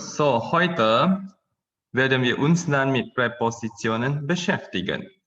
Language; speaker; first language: German; non-native, fluent; Indonesian